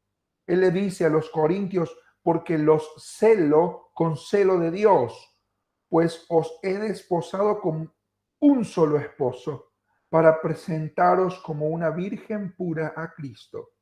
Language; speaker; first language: Spanish; native; Spanish